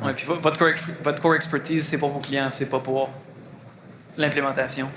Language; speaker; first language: French; native; French